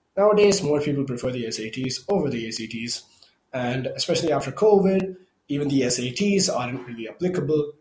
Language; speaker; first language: English; non-native, local second language; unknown